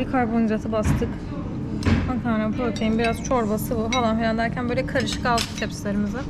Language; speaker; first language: Turkish; native; Turkish